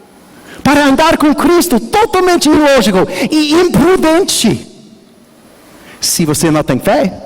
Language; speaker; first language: Portuguese; non-native, learner; English